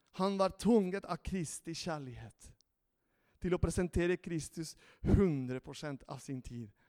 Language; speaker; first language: Norwegian; non-native, fluent; Spanish